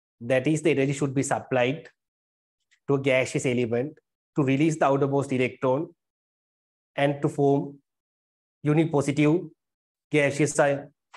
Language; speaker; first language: English; non-native, local second language; Sinhala